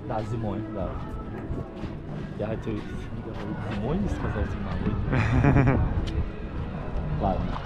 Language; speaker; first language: Russian; non-native, learner; Portuguese